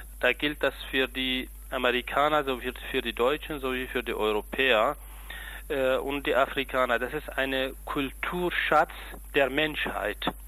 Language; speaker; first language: German; non-native, fluent; Kurdish